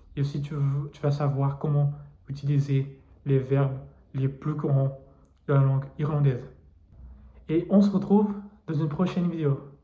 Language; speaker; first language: French; non-native, fluent; Portuguese